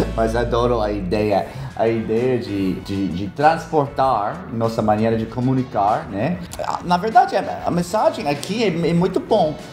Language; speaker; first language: Portuguese; non-native, fluent; English